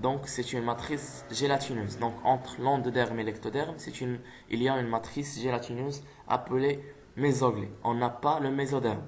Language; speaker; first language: French; non-native, local second language; Arabic